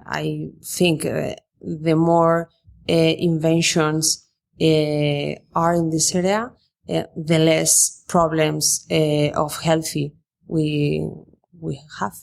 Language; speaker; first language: English; non-native, fluent; Spanish